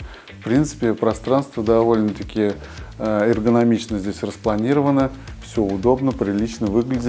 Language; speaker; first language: Russian; native; Russian